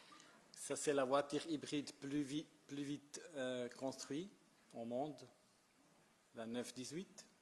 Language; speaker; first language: French; non-native, fluent; Italian